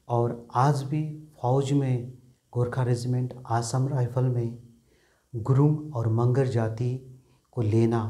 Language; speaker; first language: Hindi; non-native, local second language; Nepali